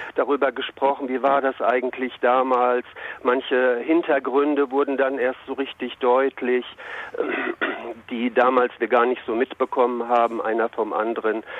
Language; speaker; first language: German; native; German